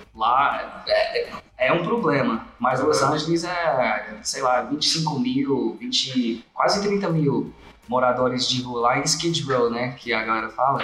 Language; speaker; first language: Portuguese; non-native, fluent; English